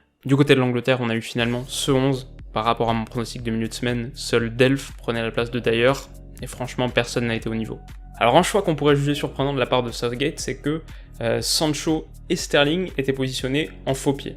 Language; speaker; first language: French; native; French